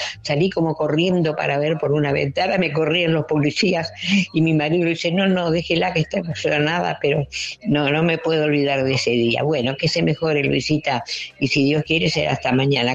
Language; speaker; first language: Spanish; native; Spanish